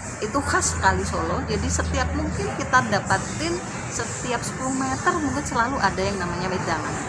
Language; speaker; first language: Indonesian; native; Indonesian